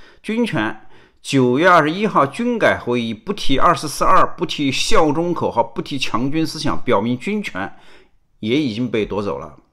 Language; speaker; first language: Chinese; native; Chinese